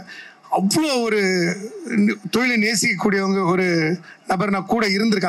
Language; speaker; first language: Tamil; native; Tamil